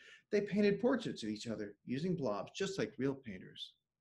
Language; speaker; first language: English; native; English